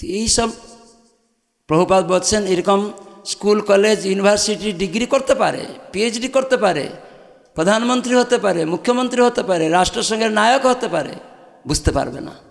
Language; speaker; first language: Bangla; non-native, fluent; Odia